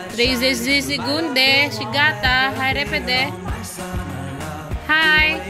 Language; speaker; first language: Romanian; non-native, learner; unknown